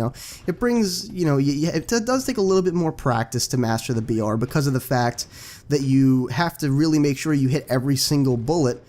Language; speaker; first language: English; native; English